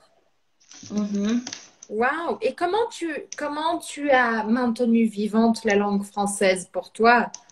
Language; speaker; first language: French; non-native, fluent; Portuguese